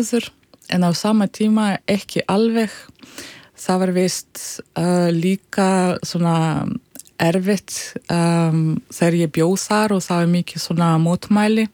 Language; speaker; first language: Icelandic; non-native, fluent; Russian